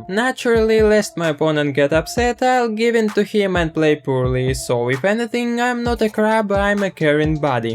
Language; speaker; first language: English; non-native, fluent; Russian